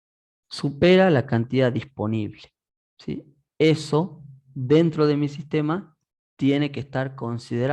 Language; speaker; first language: Spanish; native; Spanish